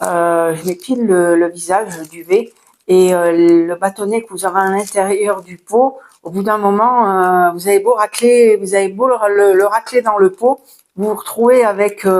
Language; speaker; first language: French; native; French